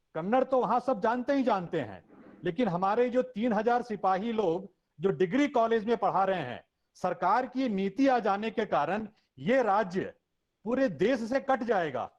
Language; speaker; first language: Hindi; non-native, local second language; Kannada